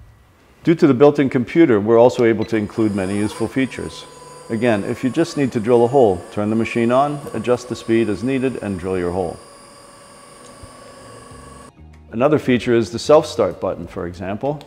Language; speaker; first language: English; native; English